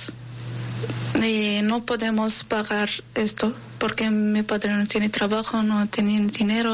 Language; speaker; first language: Spanish; non-native, learner; Arabic